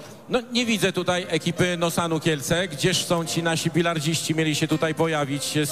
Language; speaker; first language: Polish; native; Polish